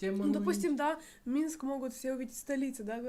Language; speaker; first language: Russian; native; Russian